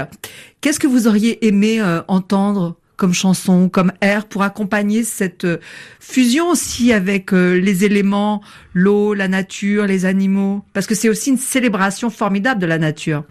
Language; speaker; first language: French; native; French